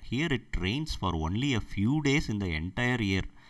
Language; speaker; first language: English; non-native, local second language; Tamil